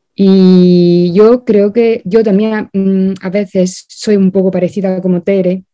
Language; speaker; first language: Spanish; non-native, fluent; Chinese